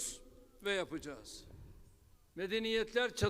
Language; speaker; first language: Turkish; native; Turkish